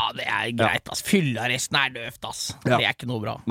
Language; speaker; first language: Norwegian; native; Norwegian